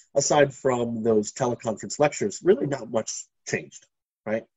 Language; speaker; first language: English; native; English